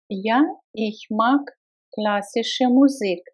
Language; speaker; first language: German; non-native, fluent; Russian